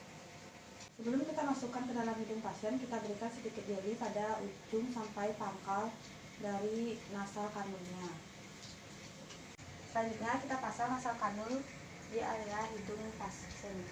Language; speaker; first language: Indonesian; native; Indonesian